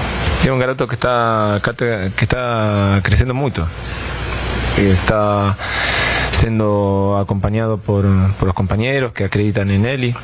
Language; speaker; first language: Portuguese; non-native, fluent; Spanish